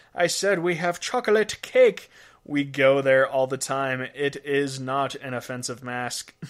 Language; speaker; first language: English; native; English